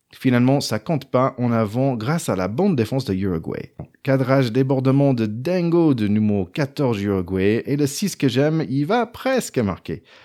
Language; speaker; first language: French; non-native, fluent; English